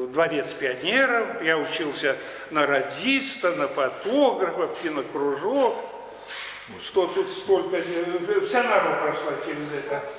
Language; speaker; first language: Russian; native; Russian